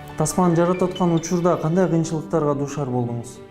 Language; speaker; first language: Kyrgyz; native; Kyrgyz